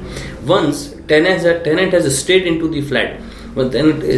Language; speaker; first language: English; non-native, local second language; Hindi